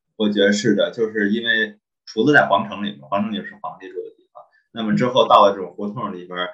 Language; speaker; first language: Chinese; native; Chinese